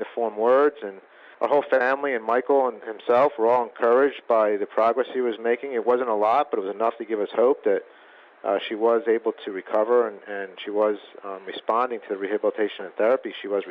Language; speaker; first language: English; native; English